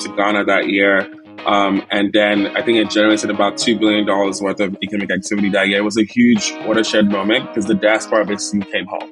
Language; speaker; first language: English; non-native, local second language; Igbo